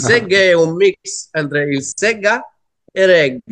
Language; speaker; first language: Italian; non-native, learner; French